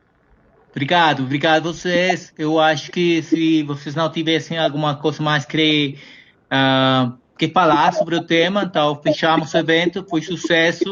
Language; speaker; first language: Portuguese; non-native, fluent; Spanish